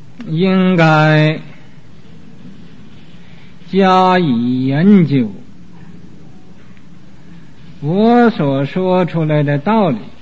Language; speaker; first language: Chinese; native; Chinese